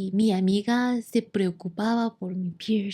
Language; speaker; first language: Spanish; non-native, learner; Korean